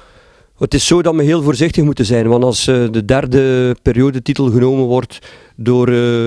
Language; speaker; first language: Dutch; native; Dutch